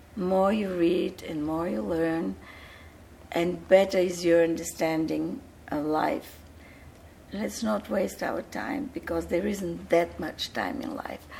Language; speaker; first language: English; early bilingual, other home language; Bulgarian